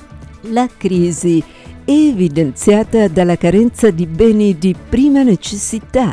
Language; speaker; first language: Italian; non-native, fluent; Spanish